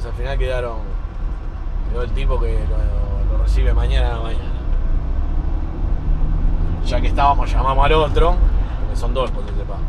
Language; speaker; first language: Spanish; native; Spanish